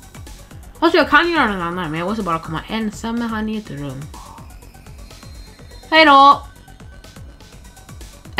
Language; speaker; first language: Swedish; non-native, fluent; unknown